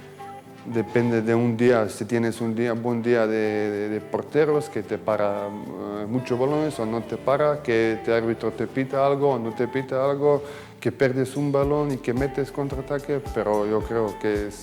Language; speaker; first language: Spanish; non-native, fluent; Croatian